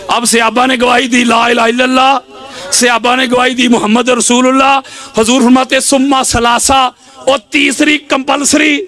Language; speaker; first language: Urdu; non-native, local second language; Punjabi